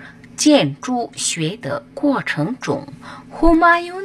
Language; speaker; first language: Chinese; non-native, fluent; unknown